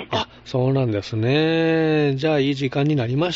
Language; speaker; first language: Japanese; native; Japanese